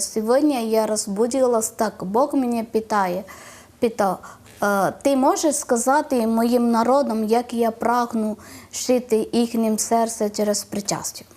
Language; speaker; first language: Ukrainian; non-native, learner; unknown